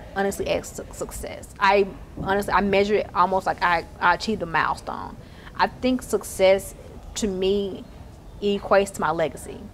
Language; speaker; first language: English; native; English